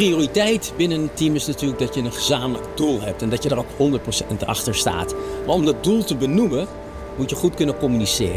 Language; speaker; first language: Dutch; native; Dutch